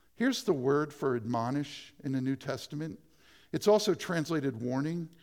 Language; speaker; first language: English; native; English